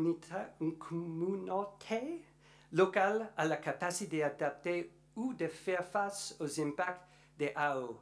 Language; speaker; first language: French; non-native, learner; English